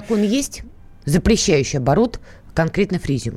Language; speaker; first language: Russian; native; Russian